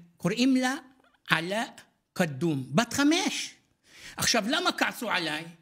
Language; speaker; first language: Hebrew; non-native, local second language; Arabic